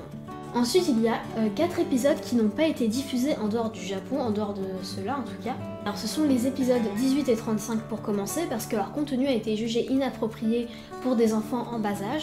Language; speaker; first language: French; native; French